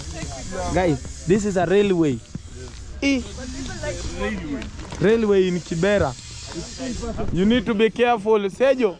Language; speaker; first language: English; non-native, learner; Swahili